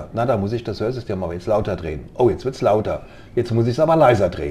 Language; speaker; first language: German; native; German